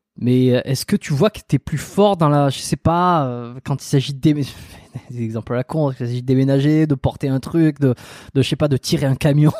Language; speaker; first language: French; native; French